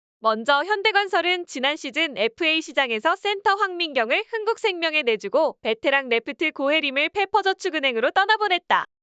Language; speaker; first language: Korean; native; Korean